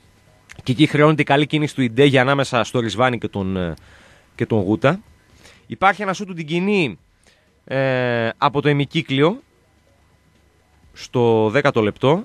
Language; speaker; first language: Greek; native; Greek